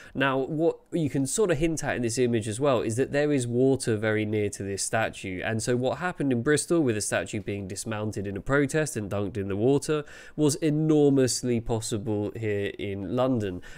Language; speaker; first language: English; native; English